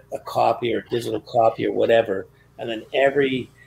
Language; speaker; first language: English; native; English